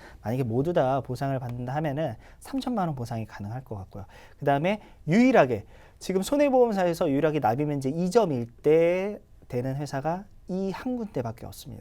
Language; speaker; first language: Korean; native; Korean